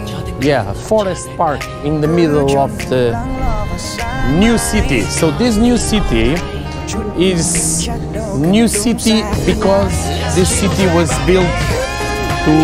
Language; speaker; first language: English; non-native, fluent; Portuguese